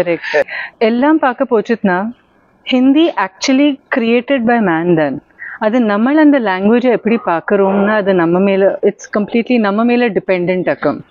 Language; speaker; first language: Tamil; early bilingual, heritage; Tamil